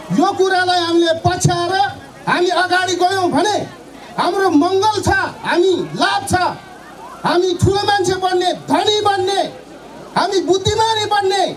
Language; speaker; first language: Nepali; non-native, local second language; Eastern Tamang